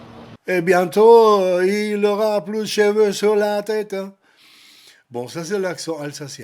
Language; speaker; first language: French; non-native, learner; Spanish